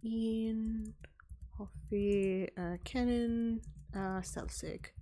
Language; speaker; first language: Welsh; non-native, learner; English